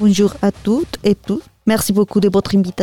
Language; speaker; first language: French; non-native, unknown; Spanish